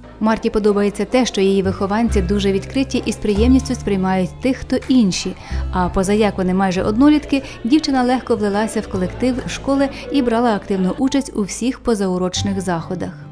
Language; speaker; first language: Ukrainian; native; Ukrainian